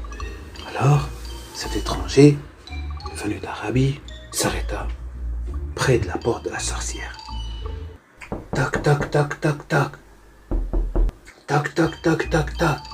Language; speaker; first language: French; native; French